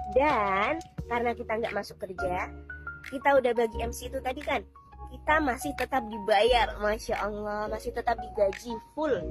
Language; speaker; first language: Indonesian; native; Indonesian